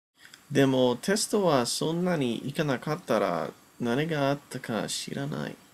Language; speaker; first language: Japanese; non-native, learner; English